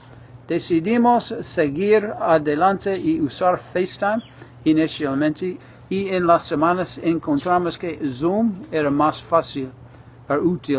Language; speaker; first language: Spanish; non-native, fluent; English